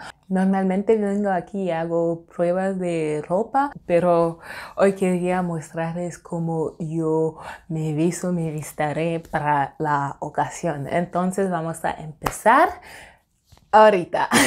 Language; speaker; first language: Spanish; non-native, fluent; English